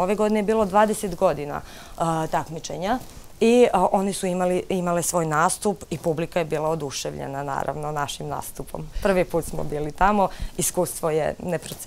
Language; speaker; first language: Serbian; native; Serbian